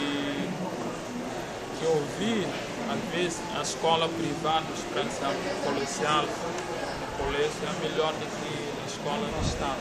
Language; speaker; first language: Portuguese; non-native, local second language; Upper Guinea Crioulo